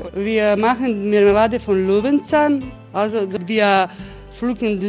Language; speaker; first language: German; non-native, fluent; Croatian